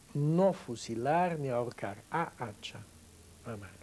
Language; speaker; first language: Spanish; non-native, fluent; German